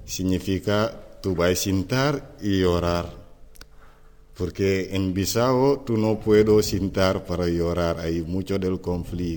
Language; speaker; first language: Spanish; non-native, learner; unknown